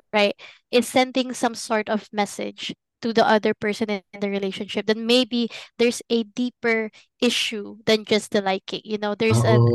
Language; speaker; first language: English; non-native, local second language; Filipino